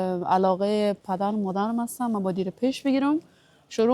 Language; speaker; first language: Persian; native; Persian